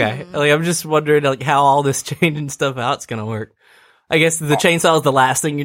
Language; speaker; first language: English; native; English